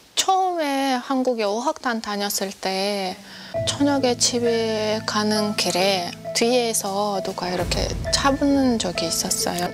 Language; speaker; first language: Korean; non-native, fluent; Russian